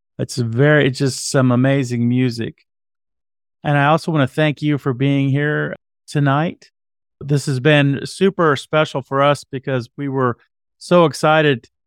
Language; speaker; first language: English; native; English